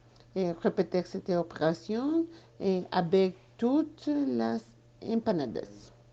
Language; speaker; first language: French; non-native, learner; Spanish